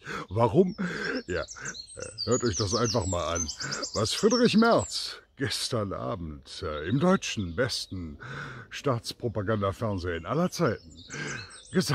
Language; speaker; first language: German; native; German